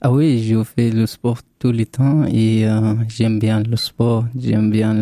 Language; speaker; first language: French; non-native, learner; Arabic